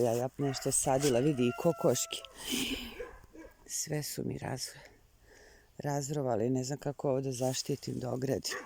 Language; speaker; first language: Bosnian; native; Bosnian